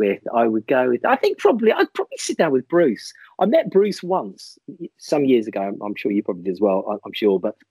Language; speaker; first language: English; native; English